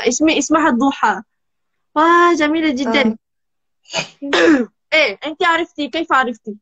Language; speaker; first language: Arabic; non-native, learner; Malay